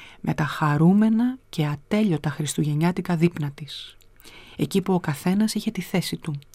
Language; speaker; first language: Greek; native; Greek